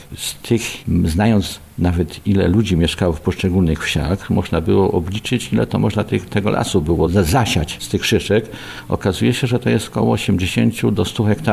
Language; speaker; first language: Polish; native; Polish